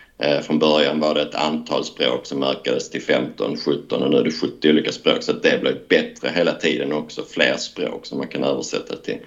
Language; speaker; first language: Swedish; native; Swedish